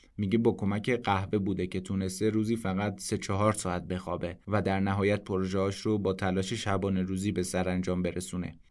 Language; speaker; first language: Persian; native; Persian